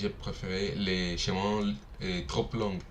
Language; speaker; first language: French; non-native, learner; Portuguese